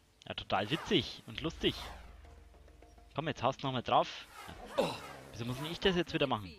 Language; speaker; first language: German; native; German